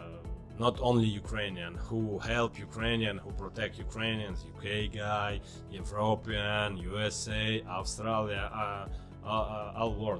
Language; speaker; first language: English; non-native, learner; Ukrainian